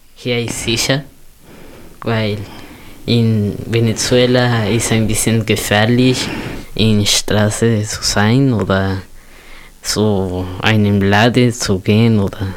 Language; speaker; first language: German; early bilingual, other home language; Spanish